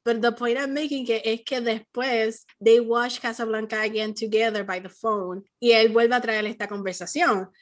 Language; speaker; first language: Spanish; early bilingual, heritage; Spanish